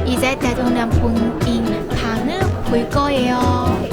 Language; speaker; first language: Korean; non-native, learner; Cantonese